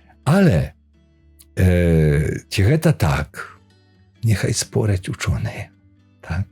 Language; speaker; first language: Polish; non-native, learner; Belarusian